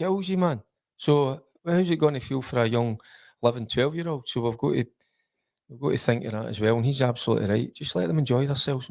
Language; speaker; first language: English; native; English